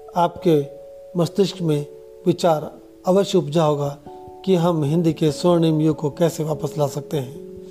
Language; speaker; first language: Hindi; native; Hindi